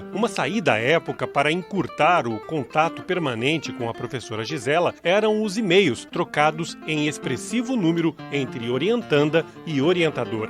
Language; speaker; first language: Portuguese; native; Portuguese